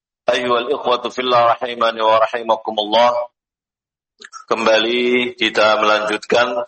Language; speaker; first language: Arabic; non-native, fluent; Indonesian